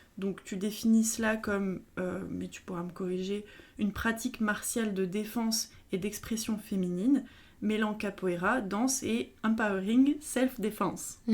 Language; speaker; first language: French; native; French